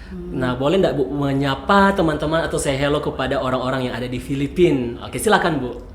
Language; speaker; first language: Indonesian; native; Indonesian